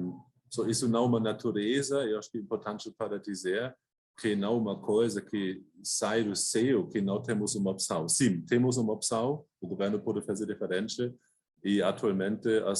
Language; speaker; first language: Portuguese; non-native, fluent; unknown